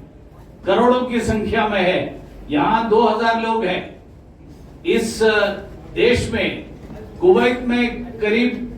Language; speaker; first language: Hindi; non-native, local second language; Malayalam